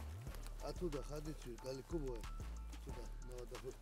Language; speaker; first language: Russian; non-native, local second language; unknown